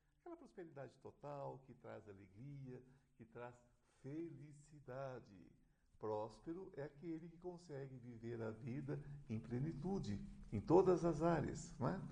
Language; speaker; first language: Portuguese; native; Portuguese